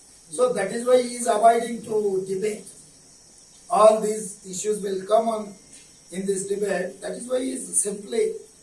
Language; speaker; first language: English; non-native, local second language; Telugu